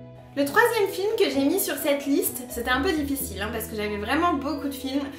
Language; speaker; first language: French; native; French